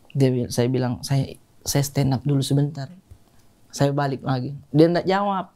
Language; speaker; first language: Indonesian; native; Indonesian